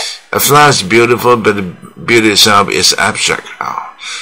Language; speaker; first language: English; non-native, fluent; Chinese